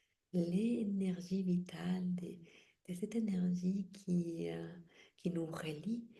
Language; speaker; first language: French; non-native, fluent; Spanish